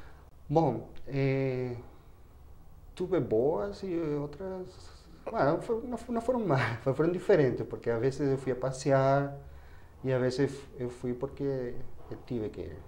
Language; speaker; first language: Portuguese; non-native, fluent; Spanish